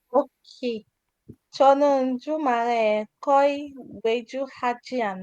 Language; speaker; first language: Korean; non-native, learner; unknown